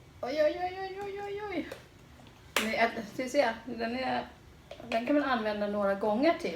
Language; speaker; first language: Swedish; non-native, fluent; Thai